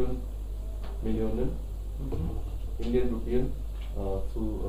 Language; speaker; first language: German; non-native, learner; Hindi